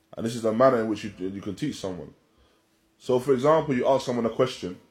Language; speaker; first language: English; native; English